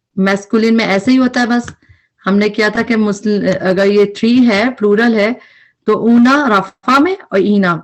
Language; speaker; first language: Urdu; native; Urdu